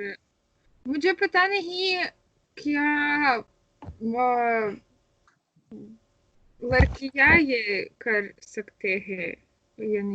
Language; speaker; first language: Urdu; non-native, learner; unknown